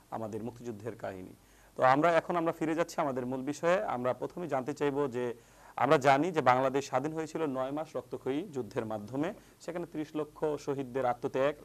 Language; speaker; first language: Bangla; native; Bangla